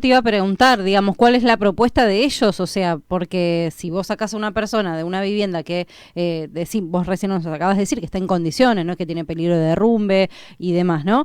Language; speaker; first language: Spanish; native; Spanish